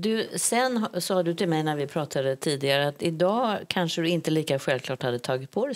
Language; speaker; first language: Swedish; native; Swedish